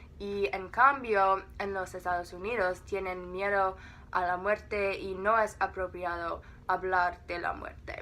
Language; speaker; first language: Spanish; non-native, learner; English